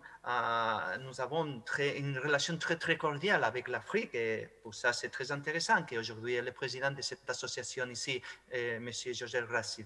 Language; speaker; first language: French; non-native, fluent; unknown